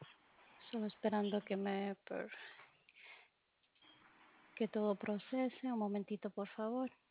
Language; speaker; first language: Spanish; early bilingual, other home language; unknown